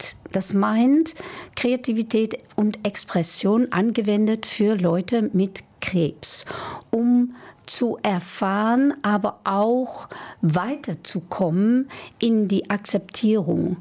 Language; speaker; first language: German; non-native, fluent; Dutch